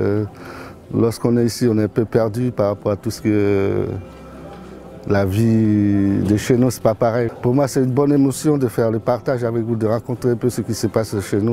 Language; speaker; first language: French; non-native, local second language; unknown